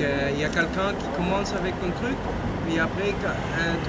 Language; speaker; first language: French; non-native, fluent; German